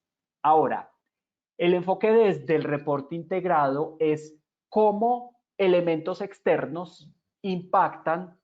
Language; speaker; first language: Spanish; native; Spanish